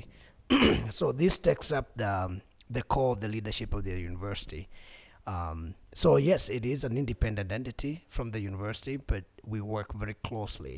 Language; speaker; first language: English; non-native, local second language; Kamba